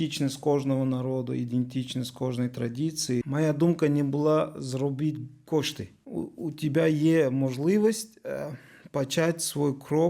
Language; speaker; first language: Ukrainian; non-native, learner; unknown